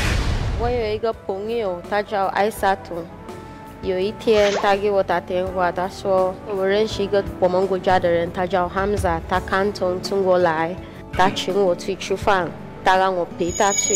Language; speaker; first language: Chinese; non-native, fluent; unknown